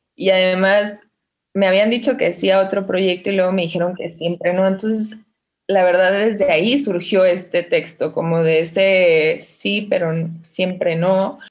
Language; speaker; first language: Spanish; native; Spanish